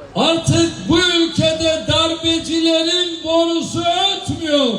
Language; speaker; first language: Turkish; native; Turkish